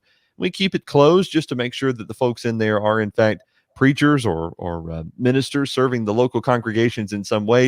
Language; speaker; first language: English; native; English